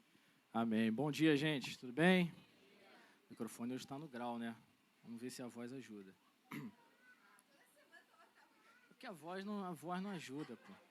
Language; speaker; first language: Portuguese; native; Portuguese